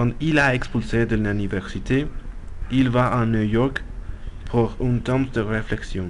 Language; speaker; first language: French; non-native, learner; Spanish